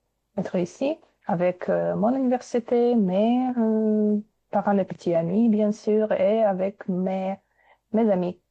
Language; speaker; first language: French; non-native, fluent; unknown